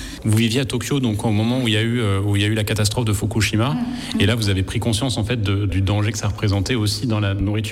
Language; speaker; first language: French; native; French